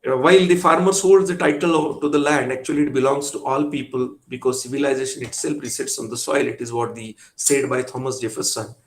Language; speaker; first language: English; non-native, local second language; Marathi